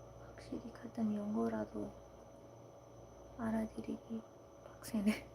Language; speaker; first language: Korean; non-native, learner; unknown